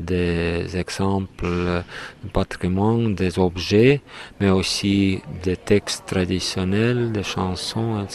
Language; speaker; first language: French; non-native, fluent; Estonian